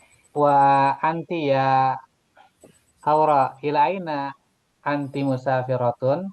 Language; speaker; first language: Arabic; non-native, fluent; Indonesian